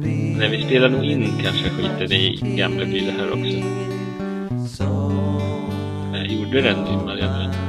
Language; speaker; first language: Swedish; native; Swedish